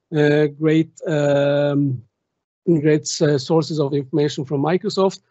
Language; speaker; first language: English; non-native, fluent; German